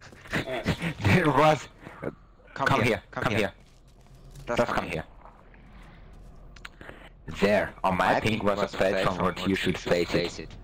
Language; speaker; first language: English; non-native, learner; German